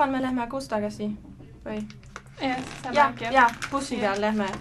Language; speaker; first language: Estonian; non-native, learner; German